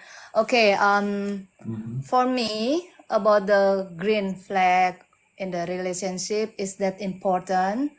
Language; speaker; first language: English; non-native, learner; Indonesian